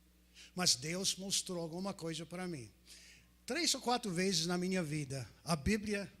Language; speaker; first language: Portuguese; non-native, fluent; English